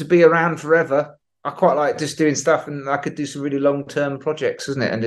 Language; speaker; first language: English; native; English